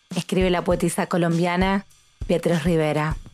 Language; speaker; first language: Spanish; native; Spanish